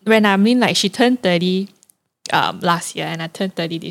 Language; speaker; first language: English; non-native, local second language; Cantonese